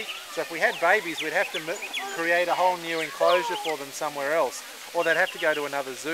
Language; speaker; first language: English; native; English